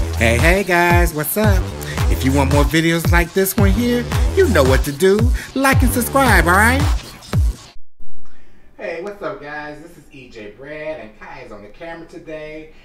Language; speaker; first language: English; native; English